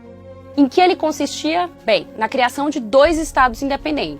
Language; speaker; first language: Portuguese; native; Portuguese